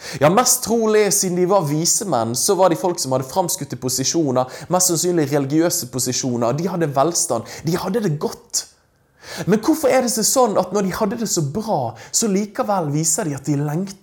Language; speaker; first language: Norwegian; native; Norwegian